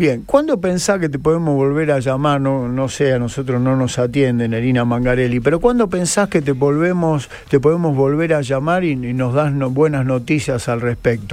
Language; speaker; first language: Spanish; native; Spanish